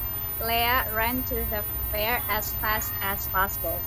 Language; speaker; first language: English; non-native, learner; Indonesian